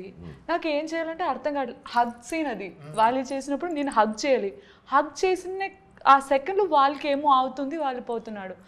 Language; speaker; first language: Telugu; non-native, learner; Malayalam